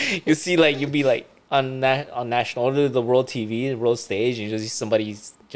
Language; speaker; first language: English; early bilingual, other home language; Iloko